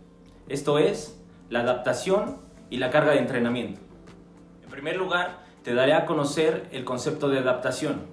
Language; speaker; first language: Spanish; native; Spanish